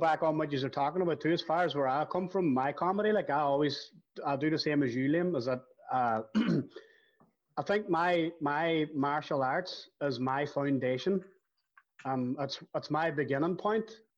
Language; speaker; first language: English; native; English